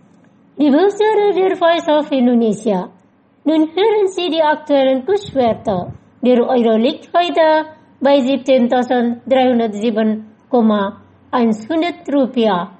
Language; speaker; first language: German; non-native, fluent; Indonesian